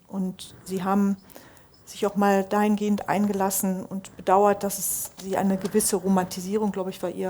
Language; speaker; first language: German; native; German